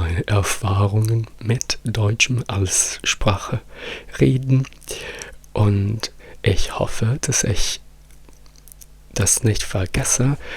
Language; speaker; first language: German; non-native, fluent; Italian